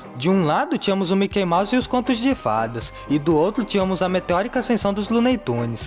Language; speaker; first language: Portuguese; native; Portuguese